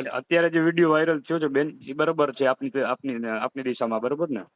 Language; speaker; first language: Gujarati; native; Gujarati